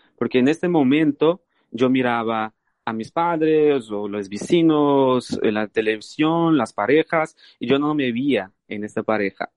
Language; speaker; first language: Spanish; non-native, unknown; Portuguese